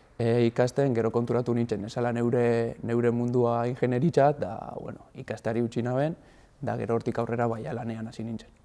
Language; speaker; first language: Basque; native; Basque